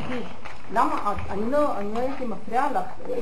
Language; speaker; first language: Hebrew; non-native, fluent; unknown